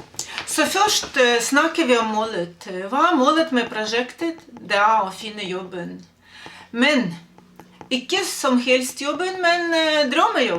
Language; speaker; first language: Norwegian; non-native, fluent; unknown